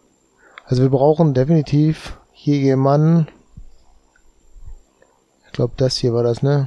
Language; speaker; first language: German; native; German